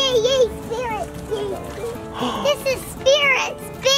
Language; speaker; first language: English; native; English